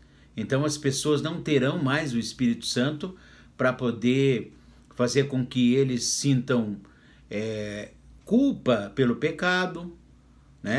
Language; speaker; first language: Portuguese; native; Portuguese